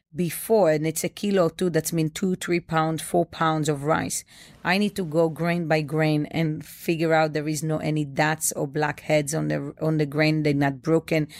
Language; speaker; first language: English; non-native, fluent; Hebrew